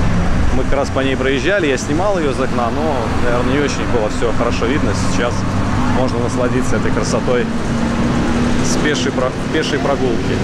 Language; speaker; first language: Russian; native; Russian